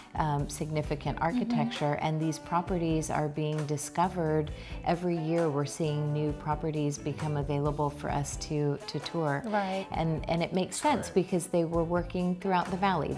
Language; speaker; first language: English; native; English